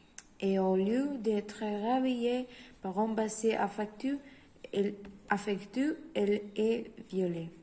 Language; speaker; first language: French; non-native, learner; Spanish